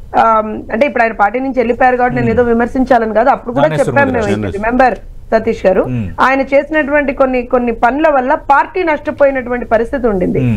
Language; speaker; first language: Telugu; native; Telugu